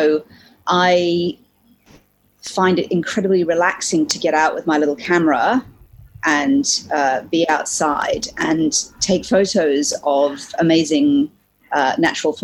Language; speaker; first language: English; native; English